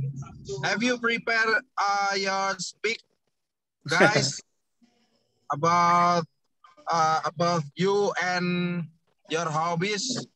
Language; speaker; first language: English; non-native, learner; Indonesian